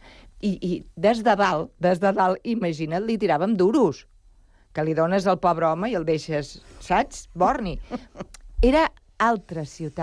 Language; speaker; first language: Catalan; early bilingual, other home language; Spanish